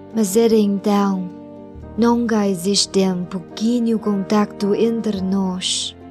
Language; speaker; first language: Portuguese; non-native, learner; Chinese